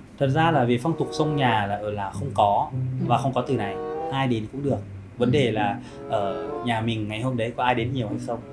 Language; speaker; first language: Vietnamese; non-native, fluent; Lao